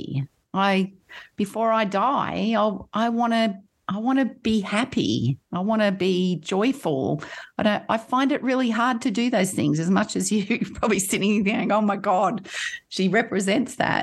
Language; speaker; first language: English; native; English